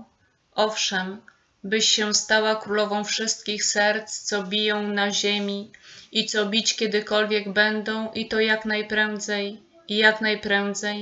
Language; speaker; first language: Polish; native; Polish